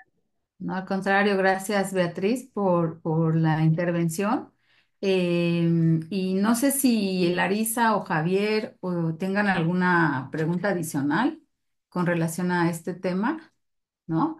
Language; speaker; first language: Spanish; native; Spanish